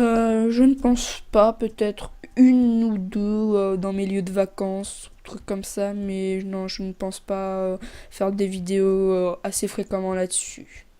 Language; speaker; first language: French; native; French